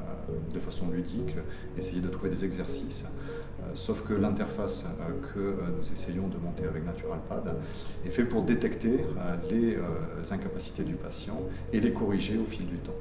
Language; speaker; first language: French; native; French